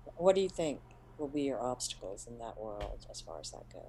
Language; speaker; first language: English; early bilingual, other home language; Hindi